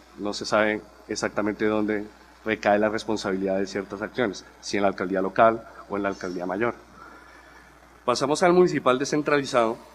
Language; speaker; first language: Spanish; native; Spanish